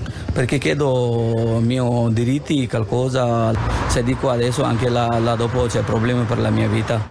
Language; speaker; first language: Italian; non-native, learner; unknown